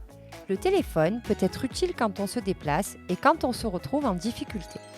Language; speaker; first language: French; native; French